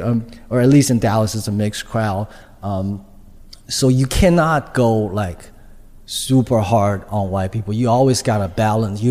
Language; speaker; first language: English; non-native, fluent; Chinese